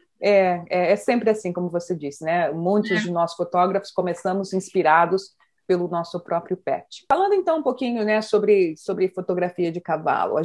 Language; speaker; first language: Portuguese; native; Portuguese